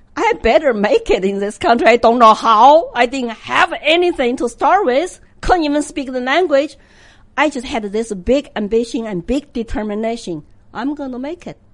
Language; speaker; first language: English; non-native, fluent; Chinese